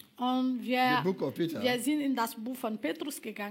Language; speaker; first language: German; non-native, learner; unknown